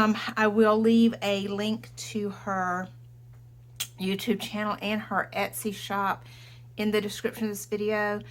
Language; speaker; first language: English; native; English